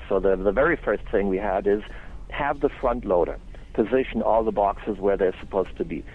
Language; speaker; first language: English; non-native, fluent; German